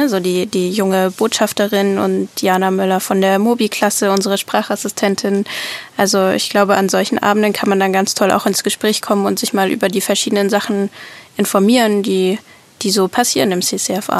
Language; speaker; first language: German; native; German